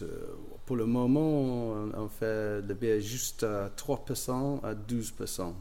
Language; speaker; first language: French; non-native, learner; English